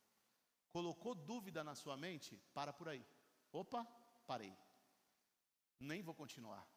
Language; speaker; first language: Portuguese; native; Portuguese